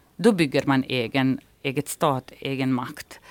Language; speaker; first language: Swedish; non-native, fluent; Bosnian